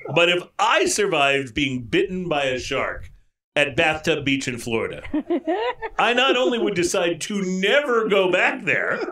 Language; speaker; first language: English; native; English